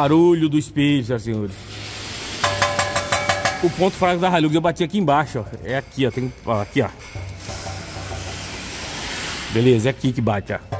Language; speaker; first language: Portuguese; native; Portuguese